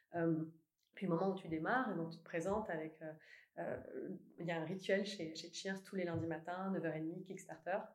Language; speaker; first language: French; native; French